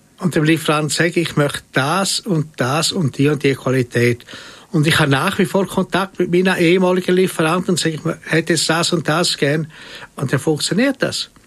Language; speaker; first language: German; native; German